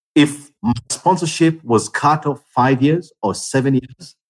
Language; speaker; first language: English; non-native, local second language; Ganda